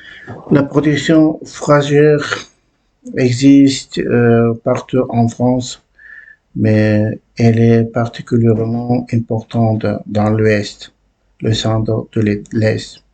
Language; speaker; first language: French; non-native, learner; Uzbek